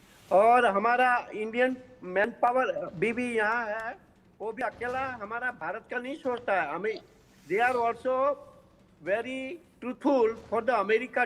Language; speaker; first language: Hindi; non-native, local second language; Gujarati